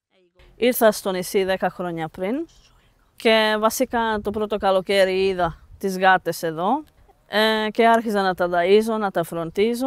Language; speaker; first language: Greek; non-native, fluent; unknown